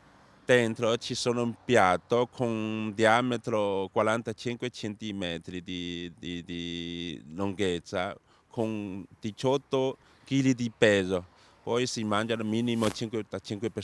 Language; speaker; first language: Italian; non-native, learner; Chinese